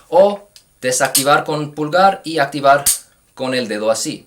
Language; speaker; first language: Spanish; non-native, fluent; English